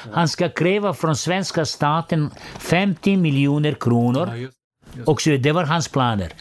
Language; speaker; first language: Swedish; non-native, fluent; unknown